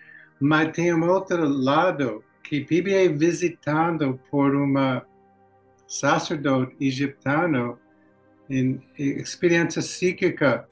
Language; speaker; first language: Portuguese; non-native, learner; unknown